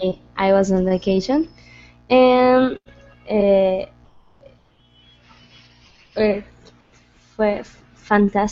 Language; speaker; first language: English; non-native, learner; Spanish